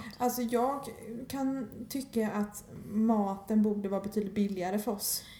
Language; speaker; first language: Swedish; early bilingual, other home language; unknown